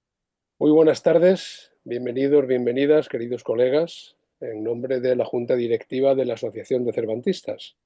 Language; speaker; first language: Spanish; native; Spanish